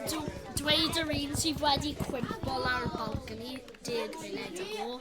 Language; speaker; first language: Welsh; non-native, local second language; English